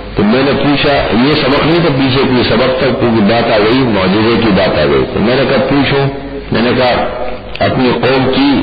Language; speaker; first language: Urdu; non-native, local second language; Pashto